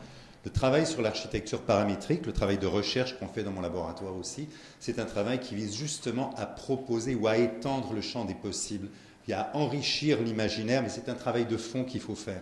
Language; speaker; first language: French; native; French